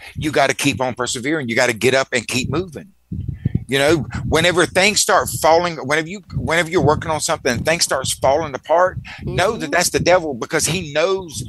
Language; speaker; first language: English; native; English